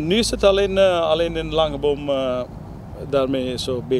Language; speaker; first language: Dutch; non-native, learner; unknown